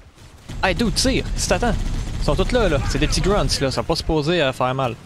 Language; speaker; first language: French; native; French